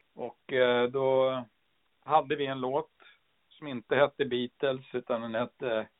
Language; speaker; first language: Swedish; early bilingual, other home language; English